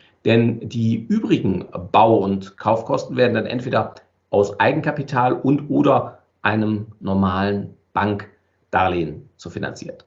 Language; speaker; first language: German; native; German